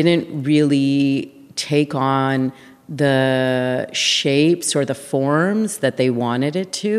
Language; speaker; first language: English; native; English